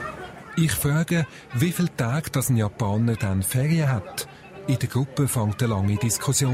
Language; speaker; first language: German; native; German